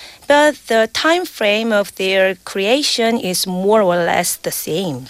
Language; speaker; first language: English; non-native, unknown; Korean